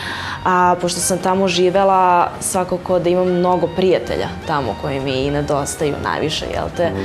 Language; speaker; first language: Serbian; early bilingual, heritage; Serbian